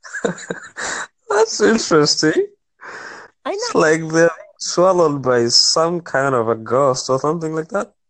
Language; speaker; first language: English; non-native, local second language; Swahili